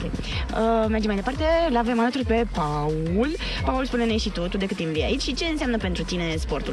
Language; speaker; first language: Romanian; native; Romanian